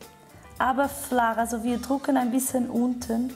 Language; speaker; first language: German; non-native, fluent; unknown